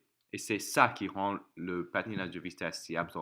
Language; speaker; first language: French; non-native, learner; English